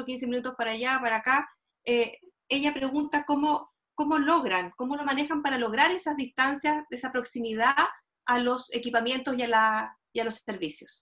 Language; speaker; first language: Spanish; native; Spanish